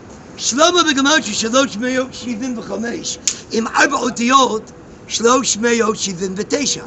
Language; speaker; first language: Hebrew; non-native, learner; English